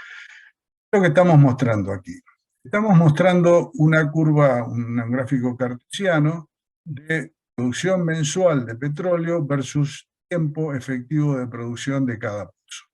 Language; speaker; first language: Spanish; native; Spanish